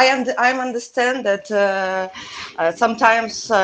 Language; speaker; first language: English; non-native, learner; Russian